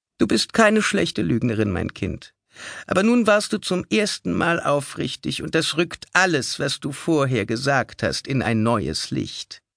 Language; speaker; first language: German; native; German